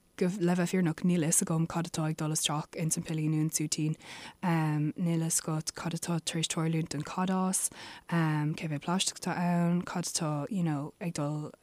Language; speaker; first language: Irish; non-native, local second language; English